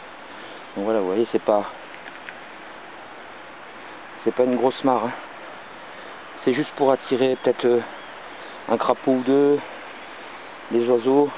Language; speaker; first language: French; native; French